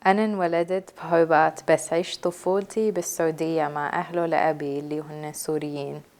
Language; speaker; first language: Arabic; early bilingual, other home language; English